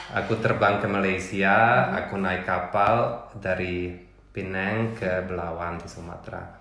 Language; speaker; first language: Indonesian; non-native, fluent; German